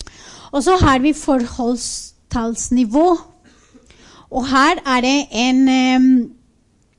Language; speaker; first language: Norwegian; non-native, fluent; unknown